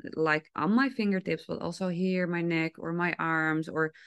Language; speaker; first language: English; non-native, fluent; Dutch